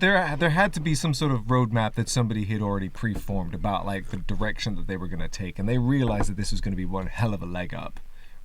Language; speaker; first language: English; native; English